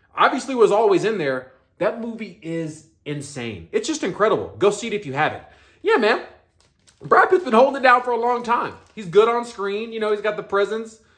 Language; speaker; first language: English; native; English